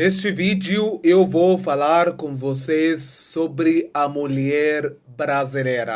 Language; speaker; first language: Portuguese; non-native, fluent; Arabic